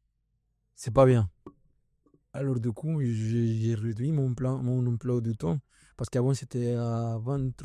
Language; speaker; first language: French; non-native, fluent; Spanish